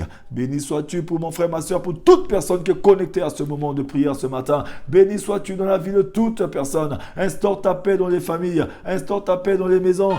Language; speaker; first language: French; non-native, local second language; Lingala